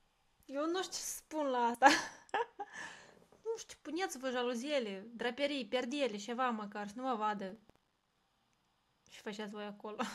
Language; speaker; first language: Romanian; native; Romanian